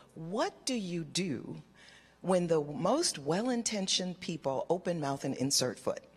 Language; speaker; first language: English; native; English